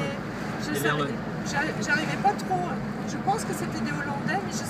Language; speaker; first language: French; native; French